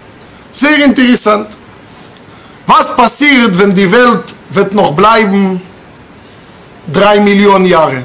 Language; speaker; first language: German; non-native, fluent; Hebrew